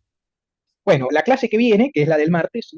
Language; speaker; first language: Spanish; native; Spanish